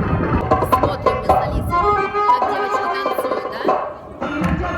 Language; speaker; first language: Russian; native; Russian